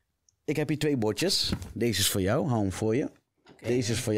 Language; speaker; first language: Dutch; native; Dutch